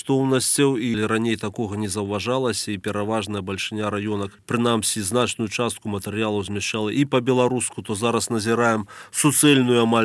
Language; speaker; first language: Belarusian; native; Belarusian